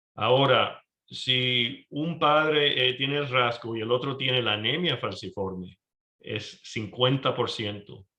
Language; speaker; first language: Spanish; early bilingual, heritage; Spanish